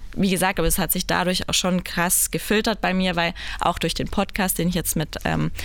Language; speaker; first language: German; native; German